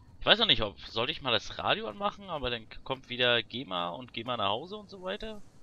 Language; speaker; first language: German; native; German